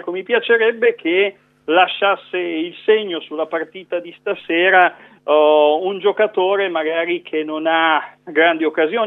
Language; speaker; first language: Italian; native; Italian